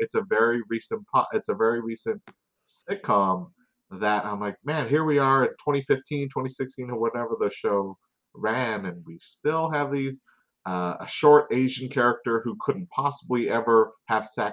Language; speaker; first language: English; native; English